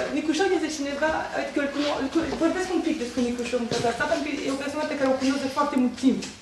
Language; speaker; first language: Romanian; non-native, fluent; French